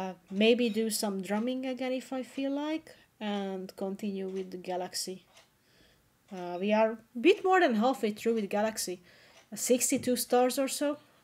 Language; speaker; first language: English; non-native, fluent; Hungarian